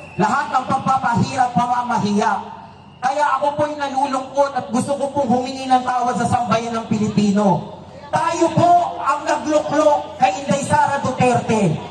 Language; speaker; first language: Filipino; native; Filipino